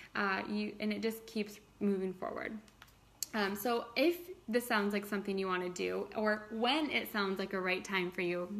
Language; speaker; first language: English; native; English